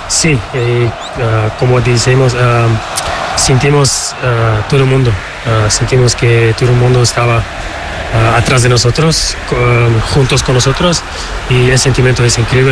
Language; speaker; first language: Spanish; non-native, learner; Portuguese